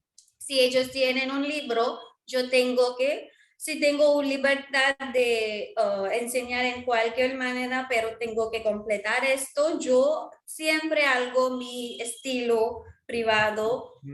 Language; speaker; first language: Spanish; non-native, fluent; Marwari